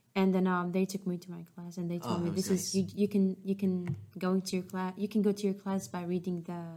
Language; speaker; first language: English; non-native, fluent; Arabic